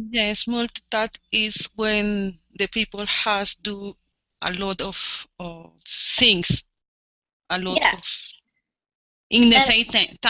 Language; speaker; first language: English; non-native, learner; Spanish